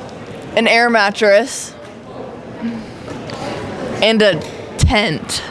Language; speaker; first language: English; native; English